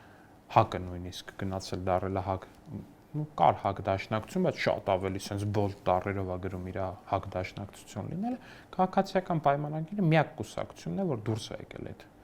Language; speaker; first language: Armenian; native; Armenian